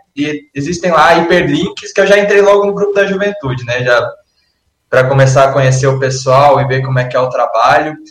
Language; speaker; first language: Portuguese; native; Portuguese